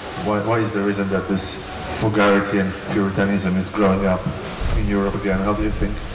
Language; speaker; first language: English; non-native, fluent; Polish